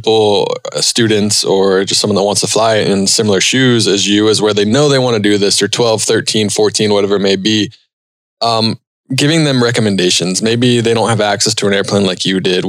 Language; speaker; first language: English; native; English